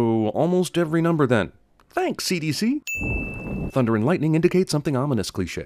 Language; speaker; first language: English; native; English